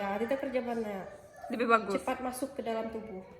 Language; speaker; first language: Indonesian; native; Indonesian